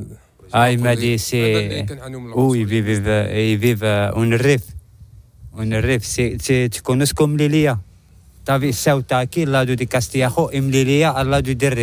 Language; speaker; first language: Spanish; non-native, learner; Arabic